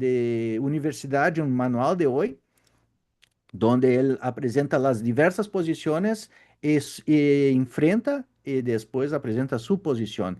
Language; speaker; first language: Spanish; non-native, fluent; Portuguese